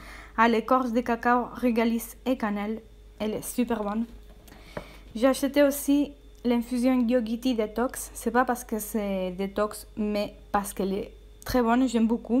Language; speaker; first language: French; non-native, fluent; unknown